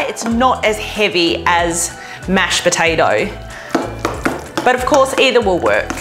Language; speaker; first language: English; native; English